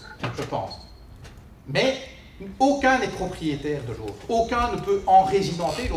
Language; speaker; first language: French; native; French